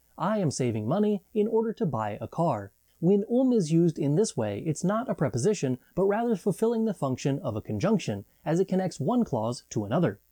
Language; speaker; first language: English; native; English